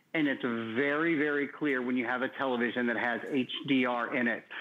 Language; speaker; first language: English; native; English